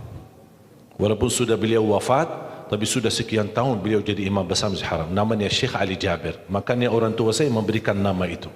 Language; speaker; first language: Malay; non-native, fluent; Arabic